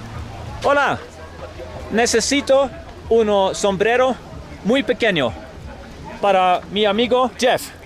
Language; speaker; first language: Spanish; non-native, learner; English